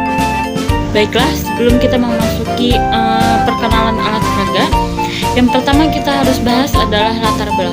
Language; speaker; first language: Indonesian; native; Indonesian